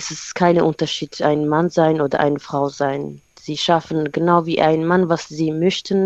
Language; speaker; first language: German; non-native, learner; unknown